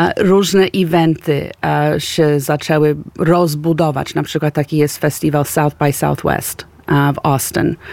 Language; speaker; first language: Polish; early bilingual, heritage; Polish